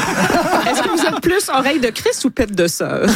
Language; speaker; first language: French; native; French